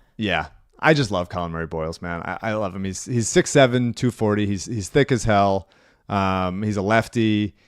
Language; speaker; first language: English; native; English